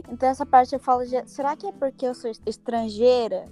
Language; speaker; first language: Portuguese; early bilingual, heritage; Japanese